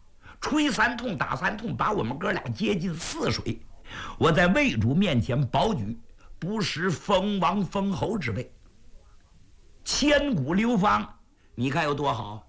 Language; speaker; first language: Chinese; native; Chinese